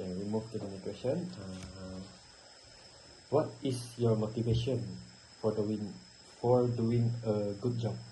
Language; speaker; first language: English; non-native, learner; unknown